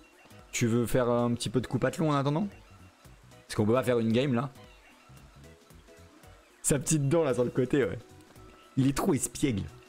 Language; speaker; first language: French; native; French